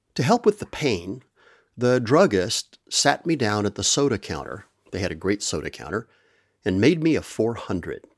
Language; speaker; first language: English; native; English